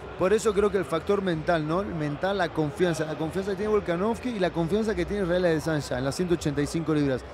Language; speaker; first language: Spanish; native; Spanish